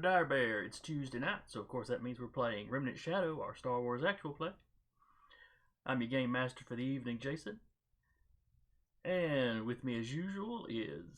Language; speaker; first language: English; native; English